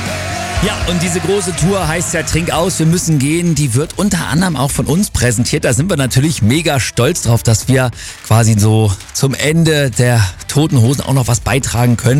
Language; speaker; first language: German; native; German